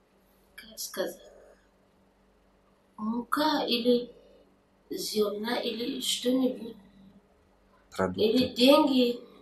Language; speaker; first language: Russian; non-native, learner; Tajik